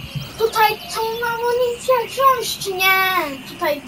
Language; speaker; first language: Polish; early bilingual, heritage; Polish